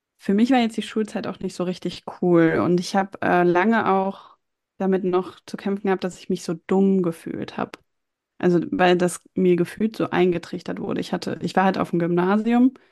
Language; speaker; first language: German; native; German